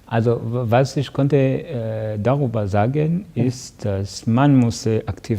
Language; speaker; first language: German; non-native, learner; Kinyarwanda